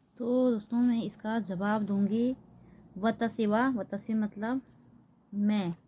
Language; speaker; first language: Hindi; native; Hindi